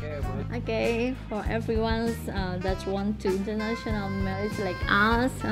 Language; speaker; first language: English; non-native, learner; Indonesian